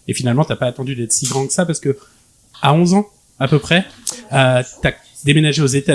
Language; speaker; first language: French; native; French